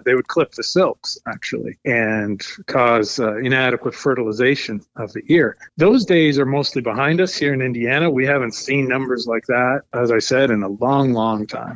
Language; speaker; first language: English; native; English